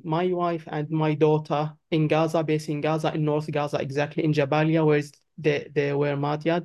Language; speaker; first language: English; non-native, learner; Arabic